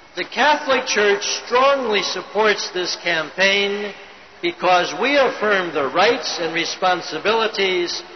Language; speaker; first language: English; native; English